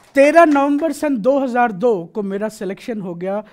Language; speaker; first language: Hindi; native; Hindi